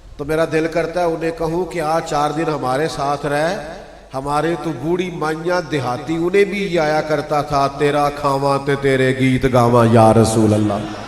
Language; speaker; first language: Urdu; non-native, local second language; Punjabi